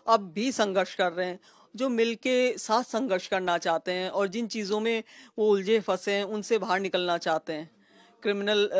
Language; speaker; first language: Hindi; native; Hindi